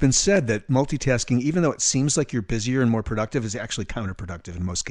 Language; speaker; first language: English; native; English